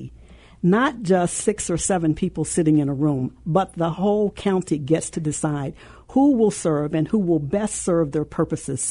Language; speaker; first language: English; native; English